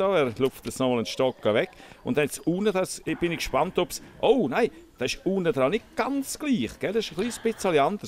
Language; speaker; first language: German; native; German